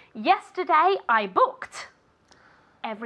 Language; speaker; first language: English; non-native, fluent; Spanish